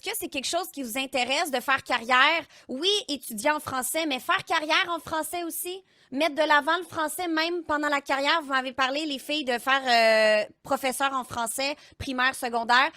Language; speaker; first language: French; native; French